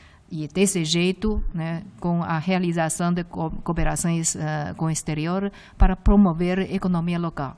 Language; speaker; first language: Portuguese; non-native, fluent; Chinese